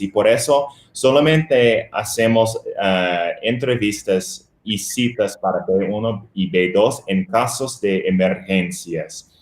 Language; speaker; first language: Spanish; non-native, fluent; English